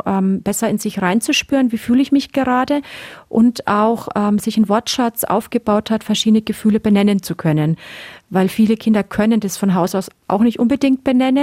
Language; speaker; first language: German; native; German